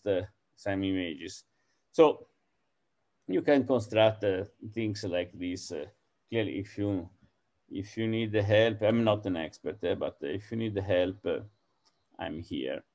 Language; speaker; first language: English; non-native, fluent; Italian